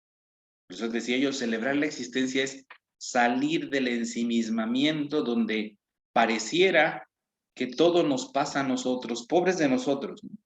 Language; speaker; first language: Spanish; native; Spanish